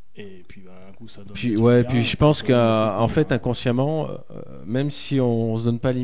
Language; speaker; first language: French; native; French